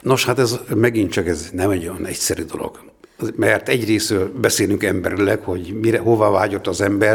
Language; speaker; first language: Hungarian; native; Hungarian